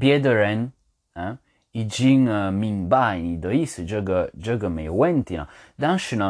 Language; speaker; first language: Chinese; non-native, learner; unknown